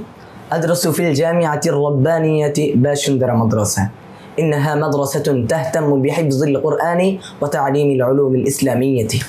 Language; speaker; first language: Arabic; non-native, learner; Bangla